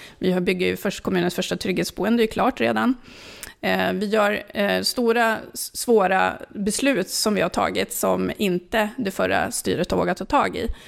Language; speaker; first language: Swedish; early bilingual, other home language; Finnish